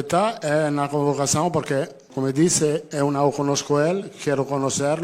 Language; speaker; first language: Portuguese; non-native, learner; Italian